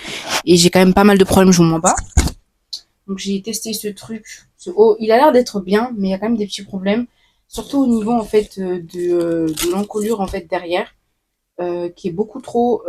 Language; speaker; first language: French; native; French